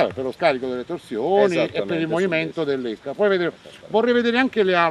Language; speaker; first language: Italian; native; Italian